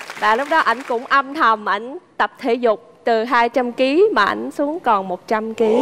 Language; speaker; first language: Vietnamese; native; Vietnamese